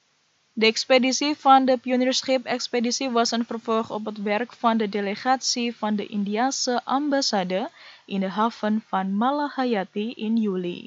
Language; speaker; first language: Dutch; non-native, fluent; Indonesian